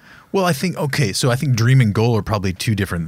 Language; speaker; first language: English; native; English